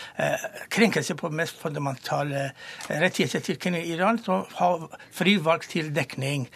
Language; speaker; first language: Norwegian; non-native, fluent; Persian